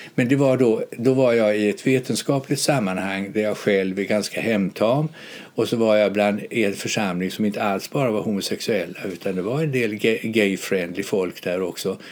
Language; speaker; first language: Swedish; native; Swedish